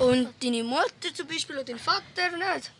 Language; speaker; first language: German; native; German